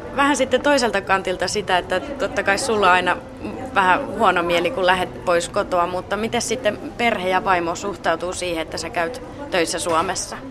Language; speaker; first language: Finnish; native; Finnish